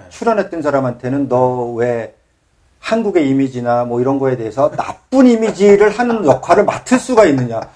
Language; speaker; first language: Korean; native; Korean